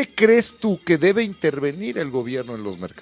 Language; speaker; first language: Spanish; native; Spanish